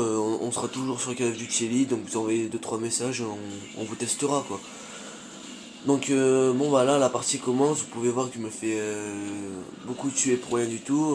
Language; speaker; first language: French; native; French